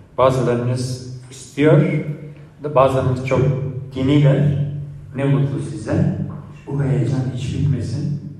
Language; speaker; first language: Turkish; non-native, fluent; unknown